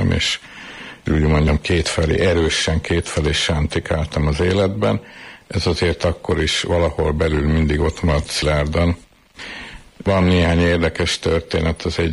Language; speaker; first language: Hungarian; native; Hungarian